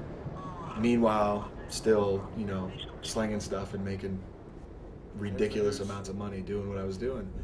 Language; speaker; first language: English; native; English